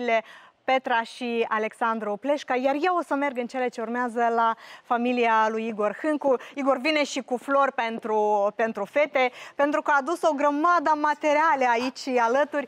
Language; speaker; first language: Romanian; native; Romanian